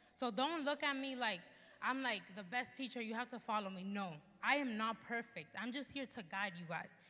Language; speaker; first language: English; early bilingual, other home language; Spanish